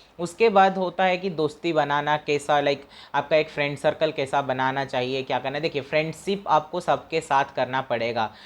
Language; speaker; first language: Hindi; non-native, local second language; Odia